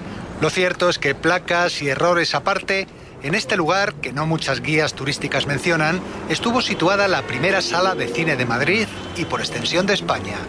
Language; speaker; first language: Spanish; native; Spanish